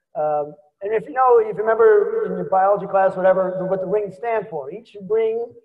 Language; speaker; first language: English; native; English